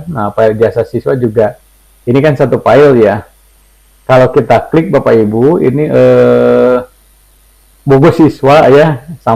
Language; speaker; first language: Indonesian; native; Indonesian